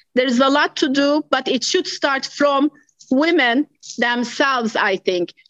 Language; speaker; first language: English; non-native, fluent; Turkish